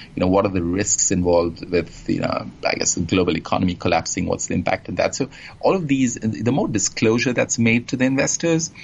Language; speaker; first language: English; non-native, local second language; Bangla